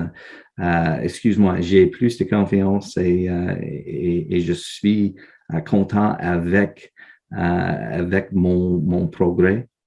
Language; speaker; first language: French; non-native, learner; English